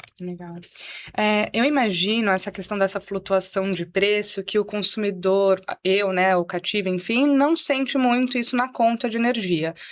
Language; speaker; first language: Portuguese; native; Portuguese